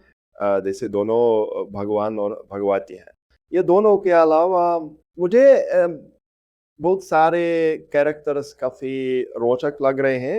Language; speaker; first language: Hindi; non-native, fluent; Russian